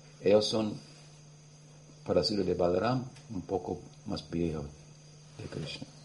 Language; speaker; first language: Spanish; non-native, learner; English